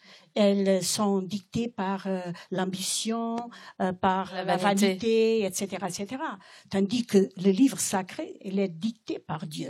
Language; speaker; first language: French; non-native, fluent; Portuguese